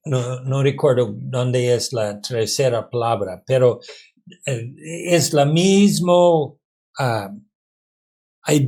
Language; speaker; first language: Spanish; non-native, learner; English